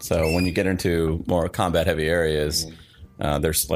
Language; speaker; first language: English; non-native, local second language; Sinhala